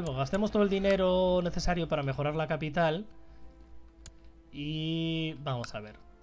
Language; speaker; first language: Spanish; native; Spanish